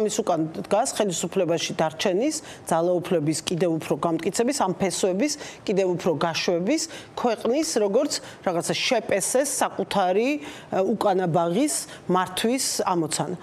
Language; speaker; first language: Georgian; native; Georgian